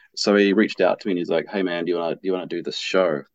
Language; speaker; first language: English; native; English